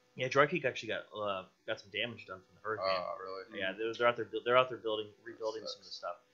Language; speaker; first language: English; native; English